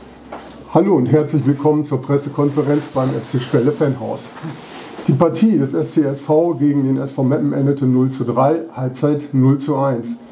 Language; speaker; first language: German; native; German